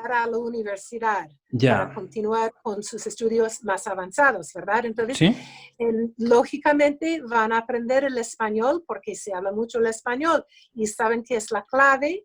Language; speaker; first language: Spanish; early bilingual, other home language; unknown